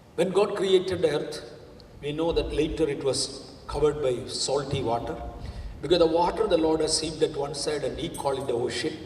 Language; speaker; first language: English; non-native, local second language; Malayalam